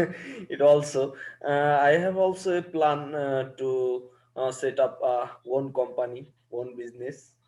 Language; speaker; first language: English; non-native, learner; Bangla